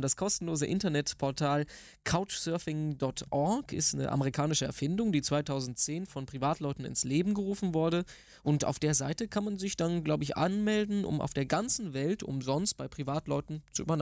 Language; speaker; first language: German; native; German